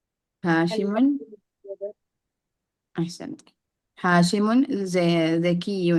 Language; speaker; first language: Arabic; non-native, fluent; Malayalam